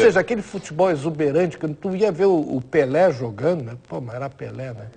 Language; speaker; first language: Portuguese; native; Portuguese